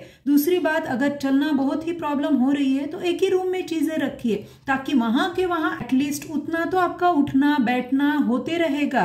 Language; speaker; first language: Hindi; non-native, local second language; Marathi